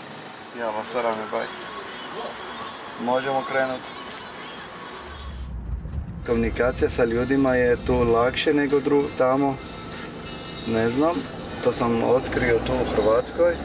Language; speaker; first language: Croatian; non-native, learner; Arabic